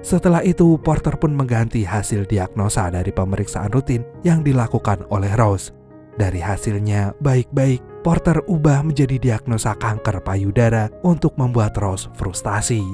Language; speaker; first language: Indonesian; native; Indonesian